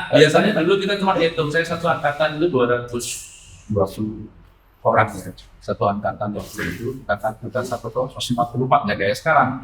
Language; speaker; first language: Indonesian; native; Indonesian